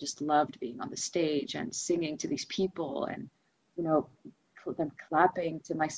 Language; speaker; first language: English; non-native, fluent; Russian